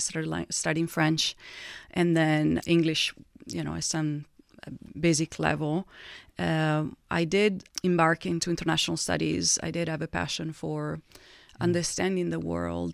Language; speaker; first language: English; non-native, fluent; Italian